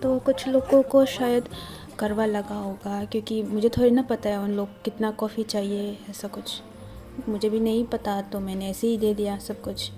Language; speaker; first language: Hindi; non-native, local second language; Kok Borok